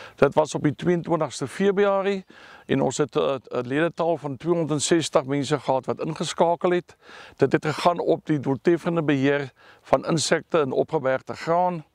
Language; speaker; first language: Afrikaans; native; Afrikaans